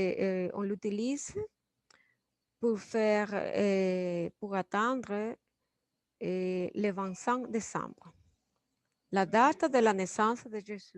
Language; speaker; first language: French; non-native, fluent; Spanish